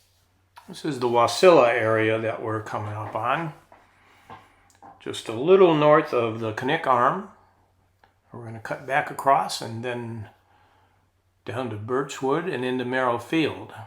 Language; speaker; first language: English; native; English